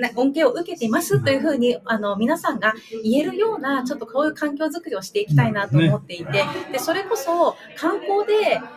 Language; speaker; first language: Japanese; native; Japanese